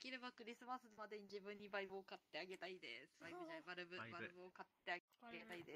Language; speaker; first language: Japanese; native; Japanese